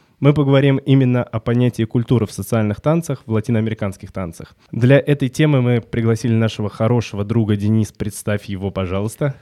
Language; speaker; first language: Russian; native; Russian